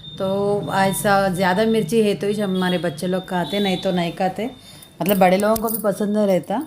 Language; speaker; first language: Hindi; non-native, local second language; Telugu